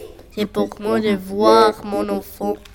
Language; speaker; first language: French; non-native, learner; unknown